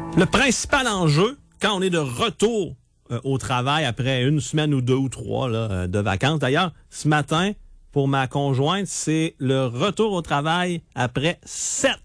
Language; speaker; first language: French; native; French